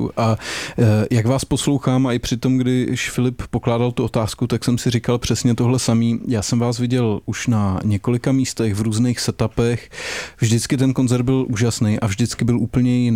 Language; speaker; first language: Czech; native; Czech